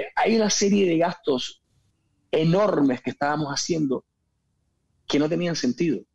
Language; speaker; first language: Spanish; native; Spanish